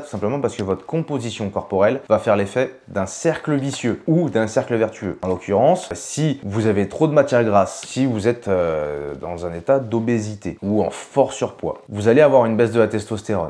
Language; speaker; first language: French; native; French